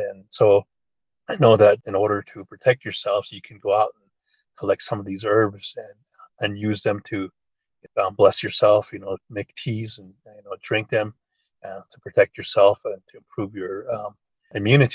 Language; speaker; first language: English; early bilingual, other home language; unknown